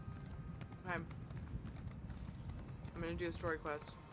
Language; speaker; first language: English; native; English